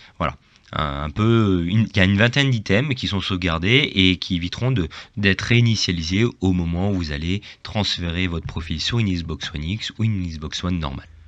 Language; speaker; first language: French; native; French